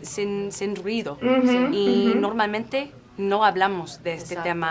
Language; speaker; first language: Spanish; non-native, fluent; English